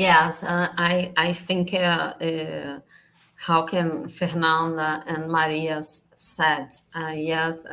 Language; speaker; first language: English; non-native, learner; Portuguese